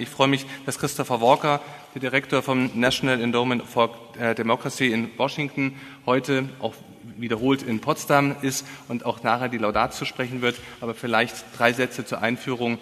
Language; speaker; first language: German; native; German